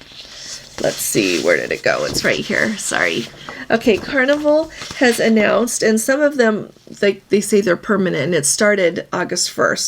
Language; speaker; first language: English; native; English